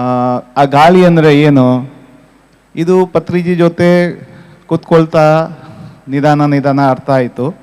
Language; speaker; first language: Kannada; non-native, fluent; Hindi